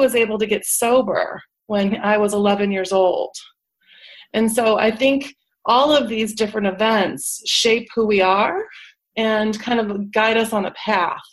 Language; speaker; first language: English; native; English